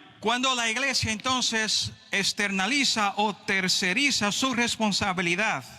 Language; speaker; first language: Spanish; non-native, fluent; Portuguese